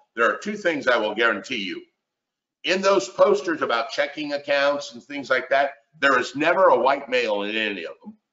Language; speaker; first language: English; native; English